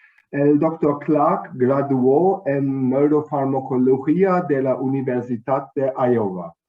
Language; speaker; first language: Spanish; non-native, fluent; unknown